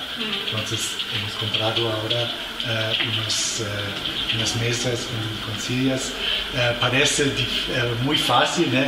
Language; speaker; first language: Spanish; non-native, fluent; German